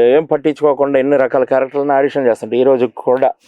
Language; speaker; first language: Telugu; native; Telugu